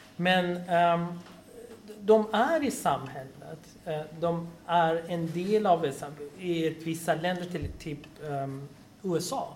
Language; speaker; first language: Swedish; non-native, fluent; Persian